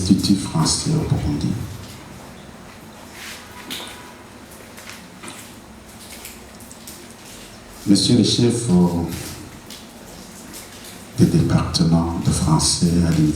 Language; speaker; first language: French; non-native, local second language; Rundi